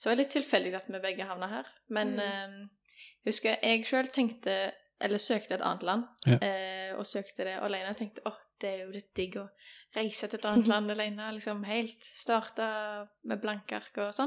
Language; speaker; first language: Norwegian; native; Norwegian